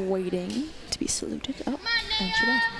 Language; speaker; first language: English; native; English